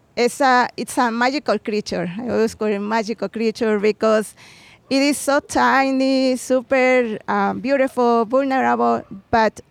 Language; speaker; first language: English; non-native, fluent; Spanish